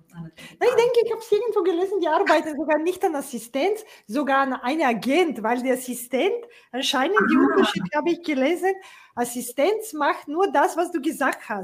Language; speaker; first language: German; non-native, fluent; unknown